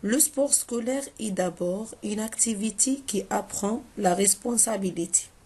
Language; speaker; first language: French; non-native, local second language; Arabic